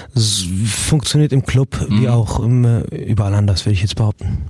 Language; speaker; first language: German; early bilingual, other home language; Arabic